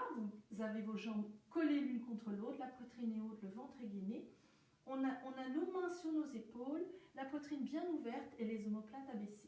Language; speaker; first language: French; native; French